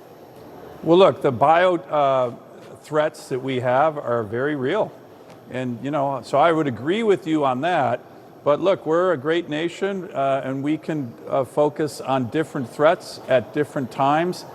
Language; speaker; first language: English; native; English